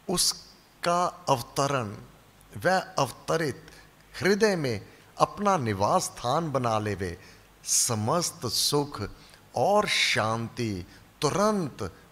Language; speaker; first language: Hindi; native; Hindi